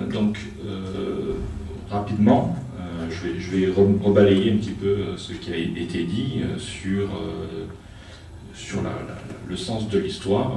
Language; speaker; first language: French; native; French